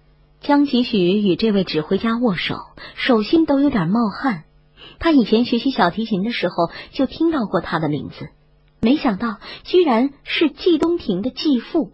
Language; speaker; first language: Chinese; native; Chinese